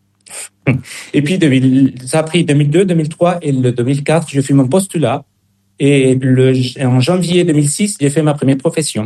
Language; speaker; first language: French; non-native, fluent; Spanish